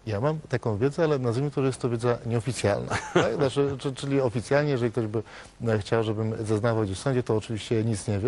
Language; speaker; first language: Polish; native; Polish